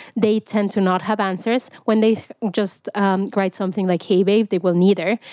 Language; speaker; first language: English; non-native, fluent; Spanish